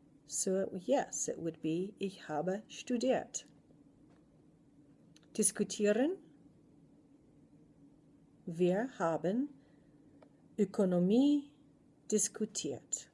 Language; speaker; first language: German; non-native, fluent; English